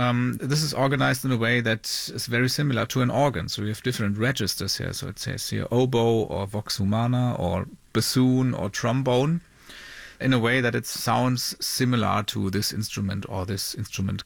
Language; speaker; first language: English; non-native, fluent; German